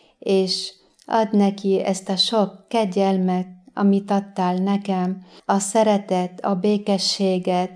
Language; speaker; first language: Hungarian; non-native, fluent; Arabic